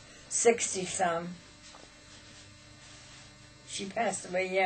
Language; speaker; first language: English; native; English